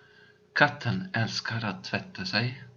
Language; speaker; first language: Swedish; non-native, learner; Dutch